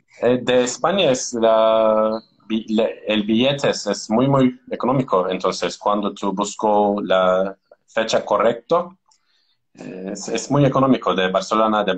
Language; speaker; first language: Spanish; non-native, learner; Turkish